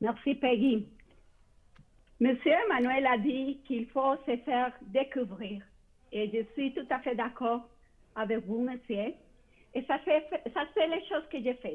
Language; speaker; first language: French; non-native, fluent; Spanish